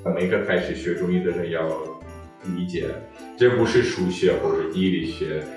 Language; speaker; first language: Chinese; non-native, fluent; Russian